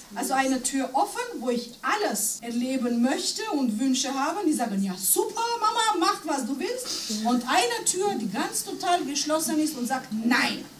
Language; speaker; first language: German; non-native, fluent; Macedonian